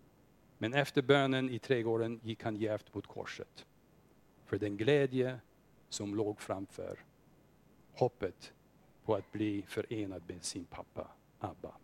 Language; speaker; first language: Swedish; non-native, fluent; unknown